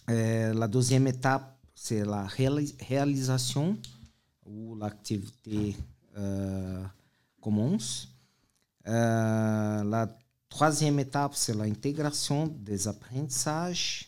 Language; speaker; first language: French; non-native, fluent; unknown